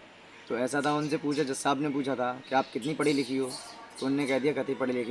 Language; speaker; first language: Hindi; native; Hindi